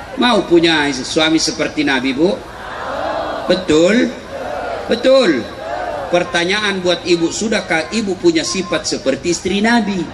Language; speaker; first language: Indonesian; non-native, local second language; Buginese